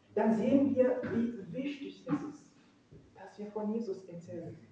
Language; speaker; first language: German; non-native, fluent; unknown